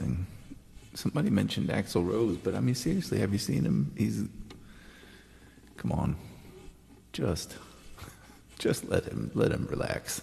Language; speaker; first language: English; native; English